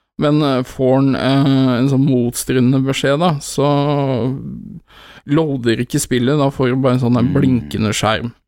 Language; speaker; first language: Norwegian; native; Norwegian